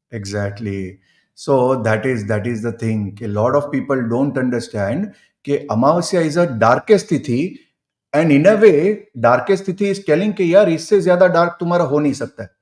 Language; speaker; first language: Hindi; non-native, local second language; Gujarati